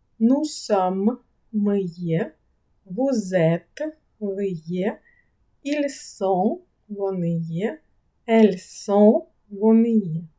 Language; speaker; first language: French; non-native, fluent; Ukrainian